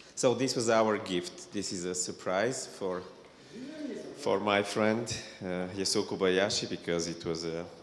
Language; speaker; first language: English; non-native, fluent; Bulgarian